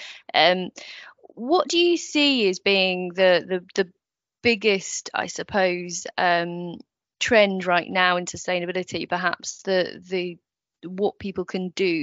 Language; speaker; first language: English; native; English